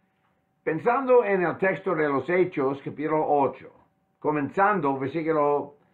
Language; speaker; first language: Spanish; non-native, fluent; English